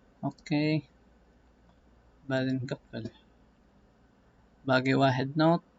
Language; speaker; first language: Arabic; non-native, learner; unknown